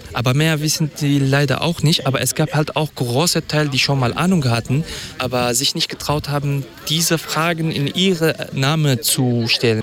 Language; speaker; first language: German; non-native, fluent; Kurdish